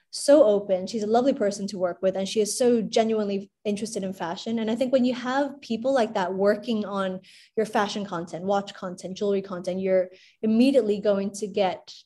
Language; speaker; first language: English; non-native, local second language; Cantonese